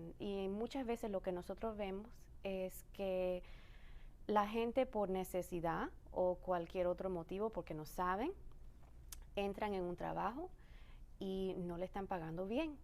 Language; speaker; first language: Spanish; early bilingual, other home language; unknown